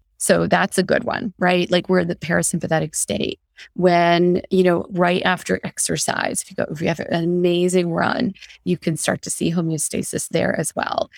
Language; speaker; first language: English; early bilingual, other home language; Hindi